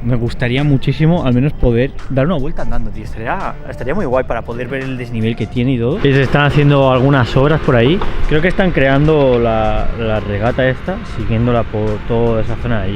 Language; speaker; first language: Spanish; native; Spanish